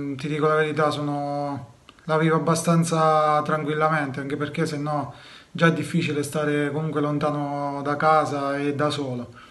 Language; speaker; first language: Italian; native; Italian